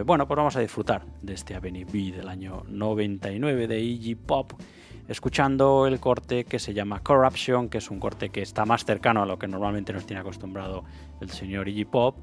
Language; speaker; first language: Spanish; native; Spanish